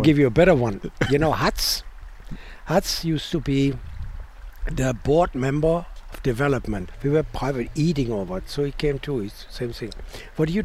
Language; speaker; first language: English; non-native, fluent; German